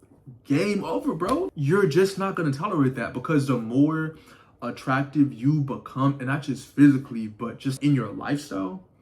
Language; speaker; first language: English; native; English